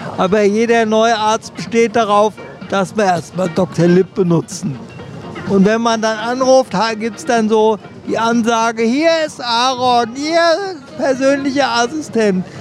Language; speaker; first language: German; native; German